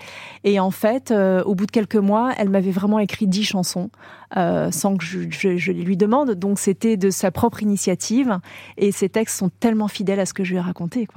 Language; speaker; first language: French; native; French